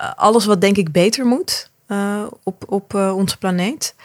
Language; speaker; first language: Dutch; early bilingual, other home language; Arabic